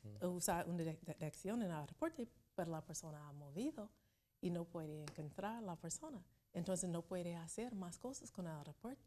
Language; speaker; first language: Spanish; non-native, learner; English